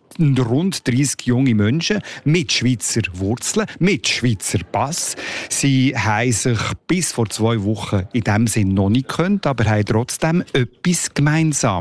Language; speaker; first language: German; native; German